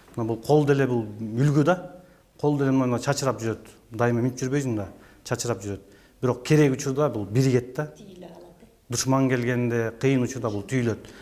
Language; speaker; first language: Kyrgyz; native; Kyrgyz